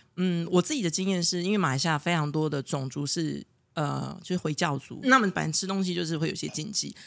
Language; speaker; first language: Chinese; native; Chinese